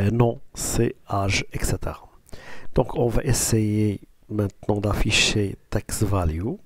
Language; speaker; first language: French; non-native, local second language; Arabic